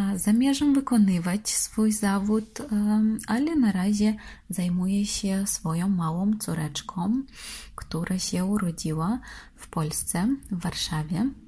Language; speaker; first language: Polish; non-native, fluent; Russian